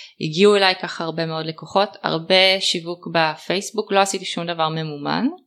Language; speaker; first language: Hebrew; native; Hebrew